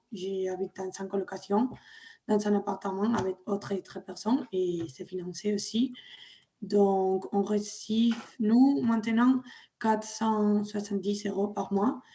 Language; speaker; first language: French; non-native, learner; Spanish